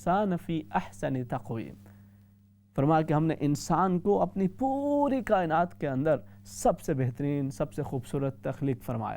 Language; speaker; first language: Urdu; native; Urdu